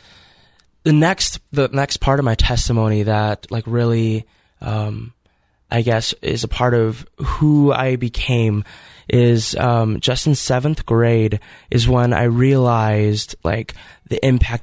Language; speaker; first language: English; native; English